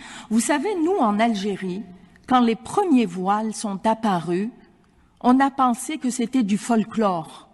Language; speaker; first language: French; non-native, local second language; Arabic